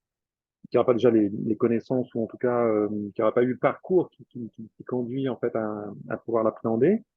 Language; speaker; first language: French; native; French